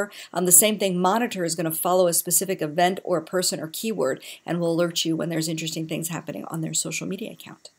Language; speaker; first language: English; native; English